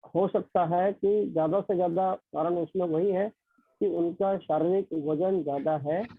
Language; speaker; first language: Hindi; non-native, local second language; Marathi